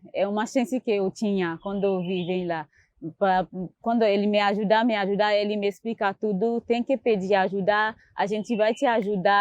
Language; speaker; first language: Portuguese; non-native, learner; Haitian Creole